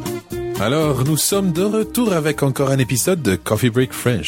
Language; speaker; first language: French; non-native, fluent; English